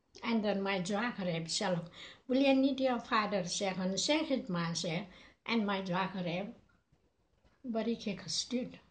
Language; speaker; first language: Dutch; non-native, learner; Nepali